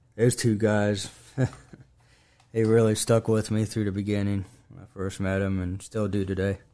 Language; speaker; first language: English; native; English